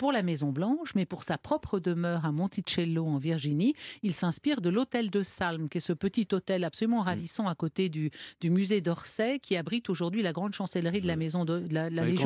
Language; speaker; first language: French; native; French